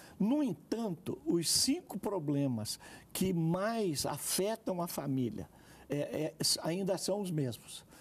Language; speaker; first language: Portuguese; native; Portuguese